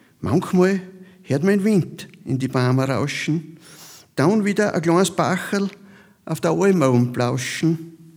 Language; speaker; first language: German; native; German